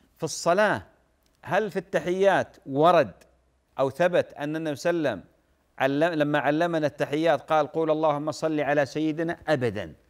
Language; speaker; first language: Arabic; native; Arabic